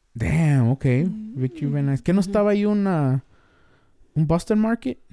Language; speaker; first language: Spanish; early bilingual, other home language; English